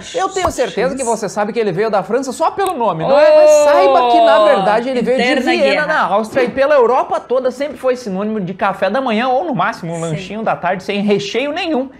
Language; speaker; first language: Portuguese; native; Portuguese